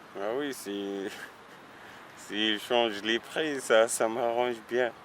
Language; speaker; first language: French; non-native, learner; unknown